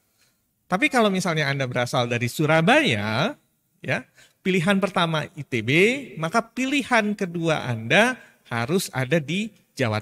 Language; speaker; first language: Indonesian; native; Indonesian